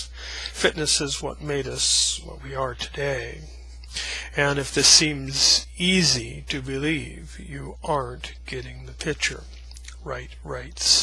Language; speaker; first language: English; native; English